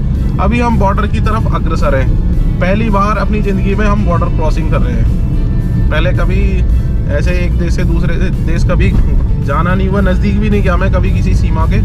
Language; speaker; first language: Hindi; native; Hindi